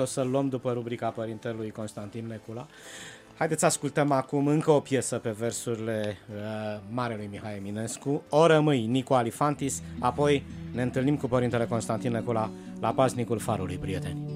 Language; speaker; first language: Romanian; native; Romanian